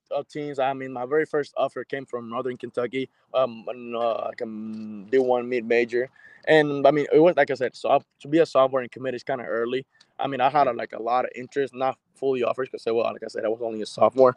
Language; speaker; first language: English; non-native, fluent; Spanish